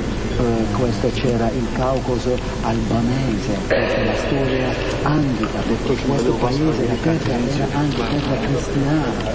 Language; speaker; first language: Italian; non-native, fluent; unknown